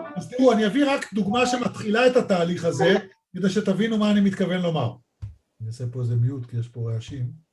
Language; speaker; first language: Hebrew; native; Hebrew